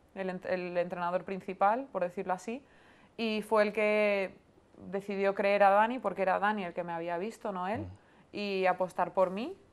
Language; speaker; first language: Spanish; native; Spanish